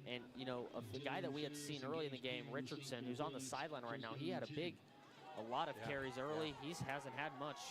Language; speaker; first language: English; native; English